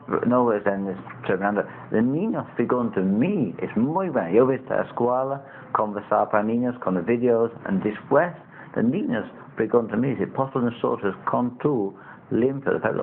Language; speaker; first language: Spanish; non-native, learner; English